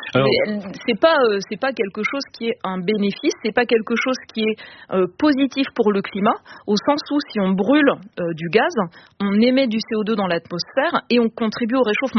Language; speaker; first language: French; native; French